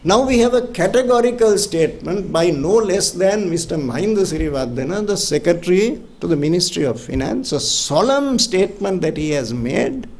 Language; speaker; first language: English; non-native, local second language; Sinhala